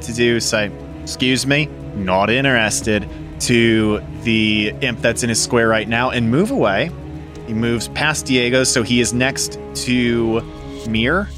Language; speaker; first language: English; native; English